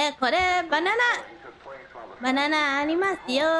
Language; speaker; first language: Japanese; non-native, learner; Thai